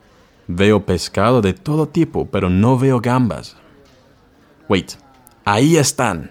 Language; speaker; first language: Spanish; non-native, learner; English